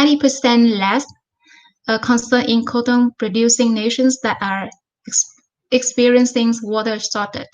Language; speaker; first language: English; non-native, fluent; Vietnamese